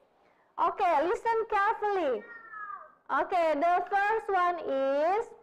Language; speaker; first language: English; non-native, fluent; Indonesian